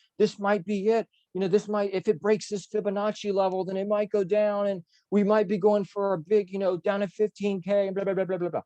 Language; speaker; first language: English; native; English